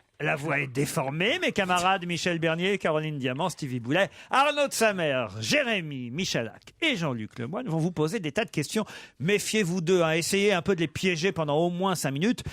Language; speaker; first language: French; native; French